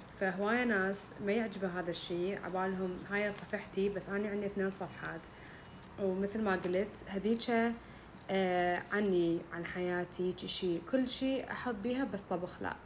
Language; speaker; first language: Arabic; early bilingual, heritage; Arabic